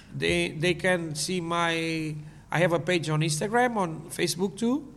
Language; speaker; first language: English; non-native, learner; Portuguese